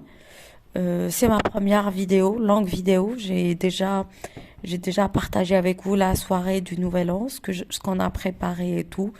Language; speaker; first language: French; non-native, local second language; Arabic